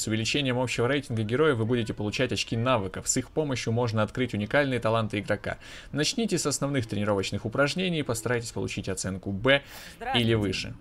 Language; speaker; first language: Russian; native; Russian